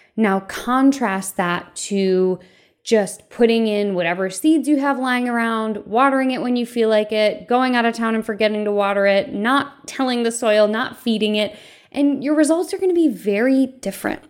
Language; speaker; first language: English; early bilingual, other home language; Filipino